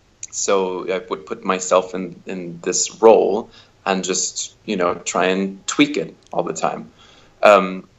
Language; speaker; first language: English; native; English